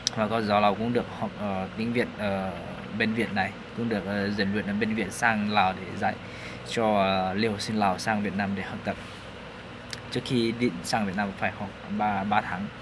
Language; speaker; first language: Vietnamese; non-native, fluent; Lao